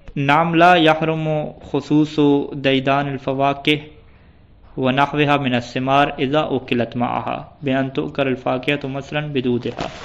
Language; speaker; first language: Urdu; non-native, local second language; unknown